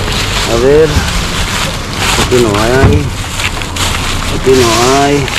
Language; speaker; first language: Spanish; non-native, learner; Filipino